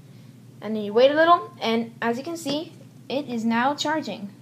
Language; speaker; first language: English; native; English